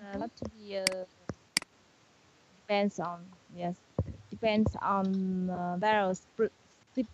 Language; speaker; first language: English; non-native, learner; Vietnamese